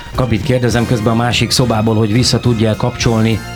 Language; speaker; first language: Hungarian; native; Hungarian